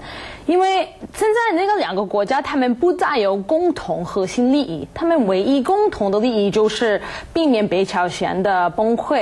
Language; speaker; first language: Chinese; non-native, fluent; English